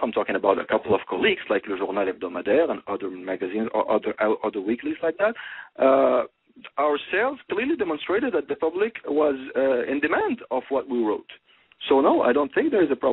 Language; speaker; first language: English; non-native, fluent; Arabic